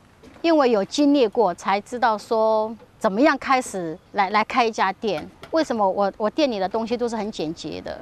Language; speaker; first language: Chinese; native; Chinese